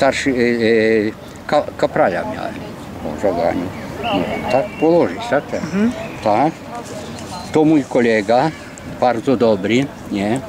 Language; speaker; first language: Polish; early bilingual, heritage; Polish